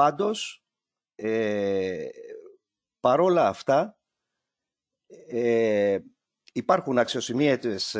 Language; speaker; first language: Greek; native; Greek